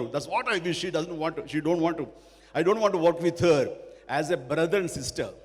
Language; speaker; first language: Telugu; native; Telugu